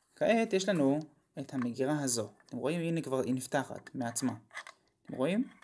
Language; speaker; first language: Hebrew; native; Hebrew